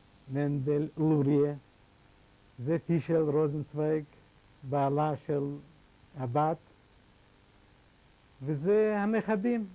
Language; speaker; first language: Hebrew; non-native, fluent; Yiddish